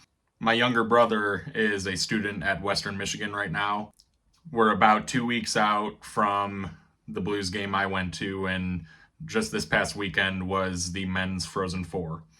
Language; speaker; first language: English; native; English